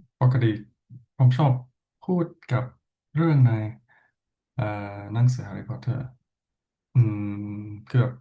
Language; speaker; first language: Thai; non-native, fluent; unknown